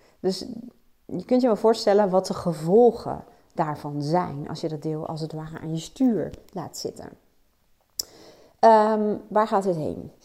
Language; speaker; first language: Dutch; native; Dutch